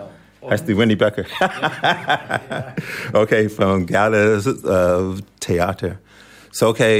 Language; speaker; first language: German; non-native, learner; English